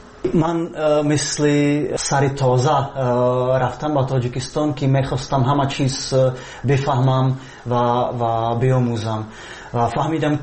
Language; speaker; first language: Persian; non-native, fluent; Czech